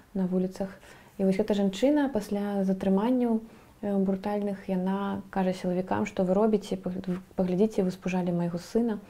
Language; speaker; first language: Belarusian; native; Belarusian